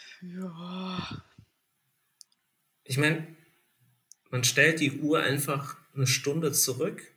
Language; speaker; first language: German; native; German